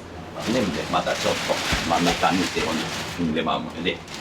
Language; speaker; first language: Japanese; native; Japanese